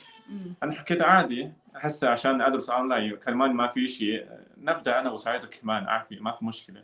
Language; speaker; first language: Arabic; non-native, learner; Chinese